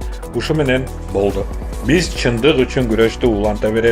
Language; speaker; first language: Kyrgyz; native; Kyrgyz